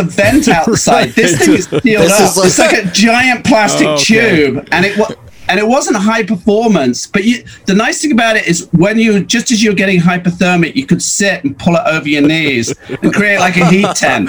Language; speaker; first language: English; native; English